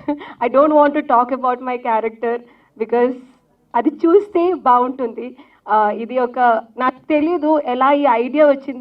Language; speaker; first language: Telugu; non-native, local second language; Malayalam